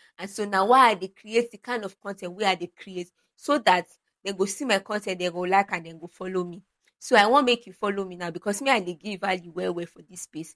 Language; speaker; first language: Nigerian Pidgin; non-native, local second language; Yoruba